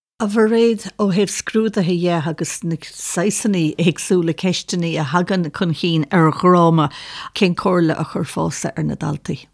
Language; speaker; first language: Irish; native; Irish